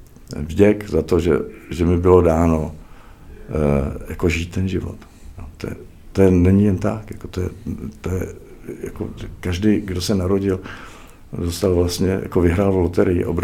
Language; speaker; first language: Czech; native; Czech